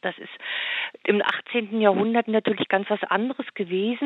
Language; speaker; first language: German; native; German